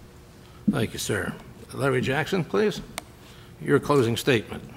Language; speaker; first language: English; native; English